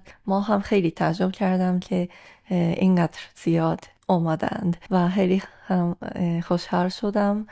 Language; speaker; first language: Persian; non-native, fluent; Japanese